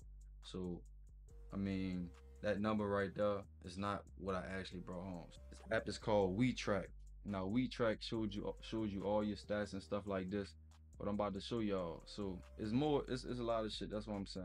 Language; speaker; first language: English; native; English